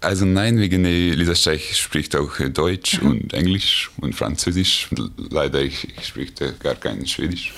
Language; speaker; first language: German; non-native, fluent; Hungarian